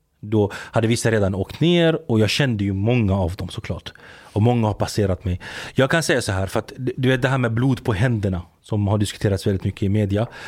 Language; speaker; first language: Swedish; early bilingual, other home language; Arabic